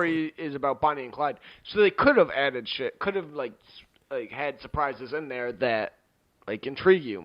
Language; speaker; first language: English; native; English